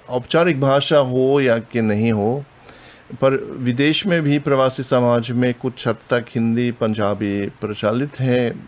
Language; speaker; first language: Hindi; non-native, fluent; German